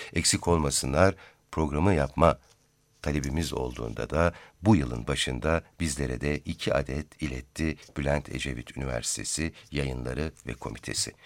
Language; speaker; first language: Turkish; native; Turkish